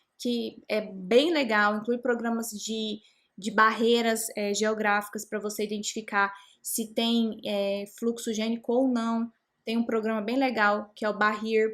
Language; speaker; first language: Portuguese; native; Portuguese